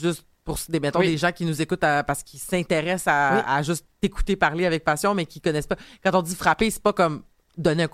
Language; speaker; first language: French; native; French